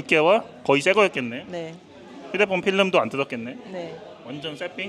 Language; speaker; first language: Korean; native; Korean